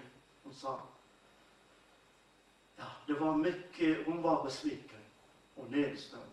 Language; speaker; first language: Swedish; non-native, fluent; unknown